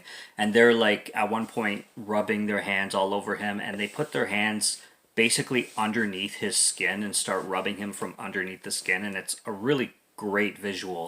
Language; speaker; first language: English; native; English